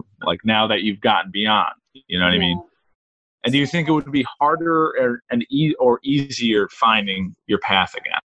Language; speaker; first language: English; native; English